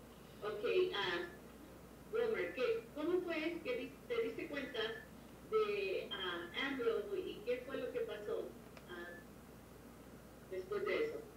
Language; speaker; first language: Spanish; early bilingual, heritage; Spanish